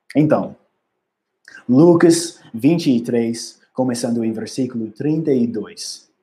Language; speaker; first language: Portuguese; non-native, learner; English